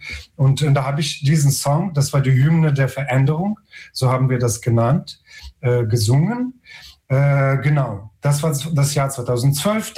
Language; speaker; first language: German; non-native, fluent; Ukrainian